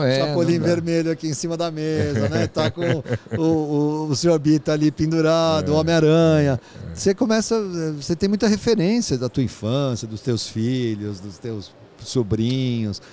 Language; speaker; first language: Portuguese; native; Portuguese